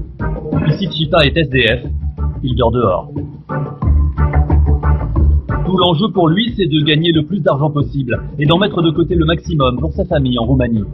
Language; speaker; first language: French; native; French